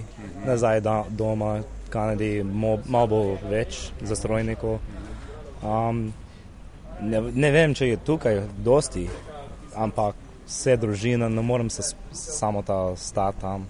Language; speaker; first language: Slovenian; early bilingual, heritage; Slovenian